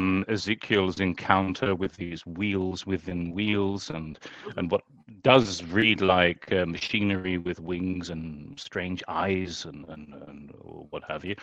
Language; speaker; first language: English; native; English